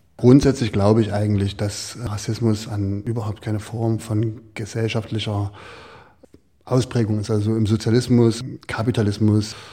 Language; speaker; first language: German; native; German